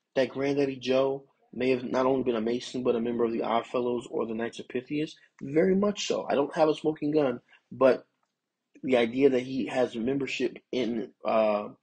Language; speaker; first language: English; native; English